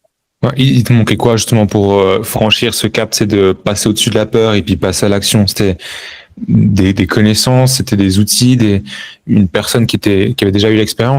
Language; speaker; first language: French; native; French